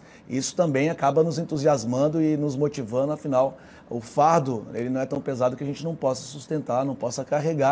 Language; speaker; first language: Portuguese; native; Portuguese